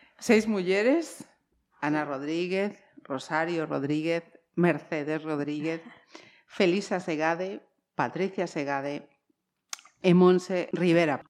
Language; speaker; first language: Galician; native; Galician